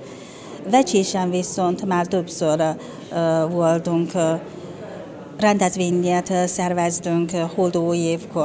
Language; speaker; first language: Hungarian; non-native, learner; Chinese